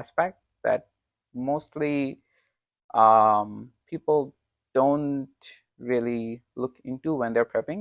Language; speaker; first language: English; non-native, local second language; Bangla